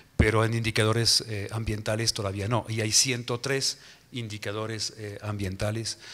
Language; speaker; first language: Spanish; non-native, fluent; French